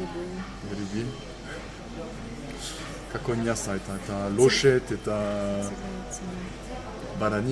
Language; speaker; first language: Russian; non-native, learner; French